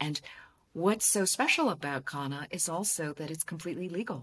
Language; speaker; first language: English; non-native, local second language; Cantonese